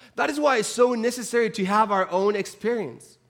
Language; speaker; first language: English; non-native, fluent; Spanish